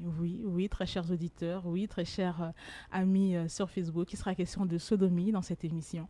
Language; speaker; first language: French; native; French